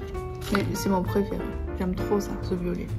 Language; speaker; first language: French; non-native, learner; Chinese